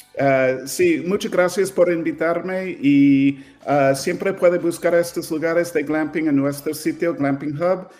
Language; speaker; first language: Spanish; non-native, fluent; English